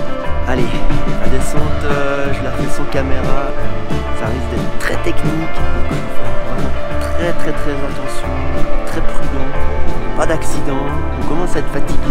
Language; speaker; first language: French; native; French